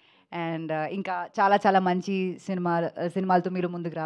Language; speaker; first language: Telugu; non-native, local second language; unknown